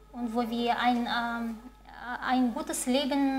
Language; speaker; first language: German; non-native, fluent; Chinese